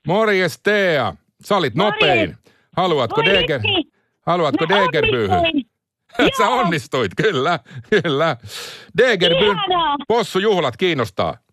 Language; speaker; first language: Finnish; native; Finnish